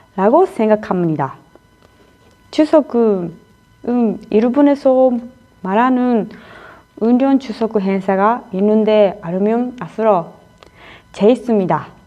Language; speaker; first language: Korean; non-native, learner; Japanese